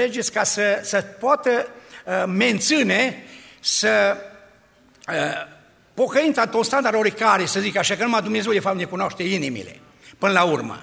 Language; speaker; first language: Romanian; native; Romanian